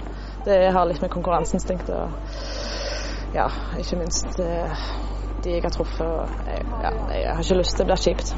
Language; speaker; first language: Norwegian; native; Norwegian